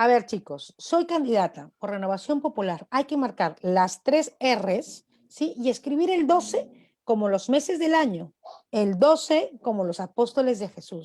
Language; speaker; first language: Spanish; native; Spanish